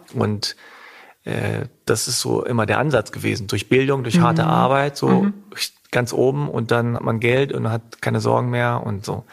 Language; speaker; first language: German; native; German